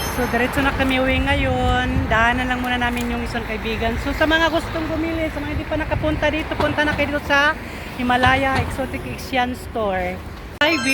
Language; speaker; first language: Filipino; non-native, local second language; Cebuano